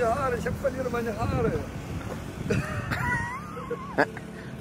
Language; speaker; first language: German; non-native, fluent; Russian